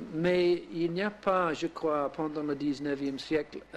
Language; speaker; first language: French; non-native, learner; English